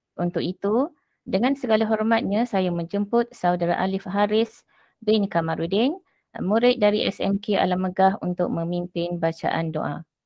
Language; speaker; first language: Malay; native; Malay